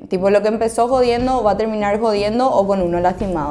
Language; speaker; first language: Spanish; native; Spanish